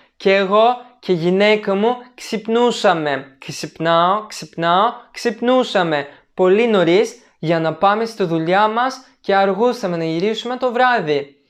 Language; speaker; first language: Greek; non-native, fluent; Turkish